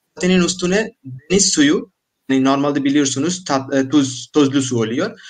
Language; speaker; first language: Turkish; non-native, learner; Bangla